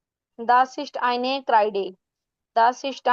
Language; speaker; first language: German; non-native, learner; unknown